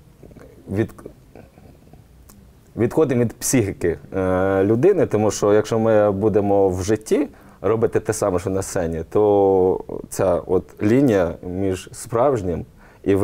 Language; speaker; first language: Ukrainian; native; Ukrainian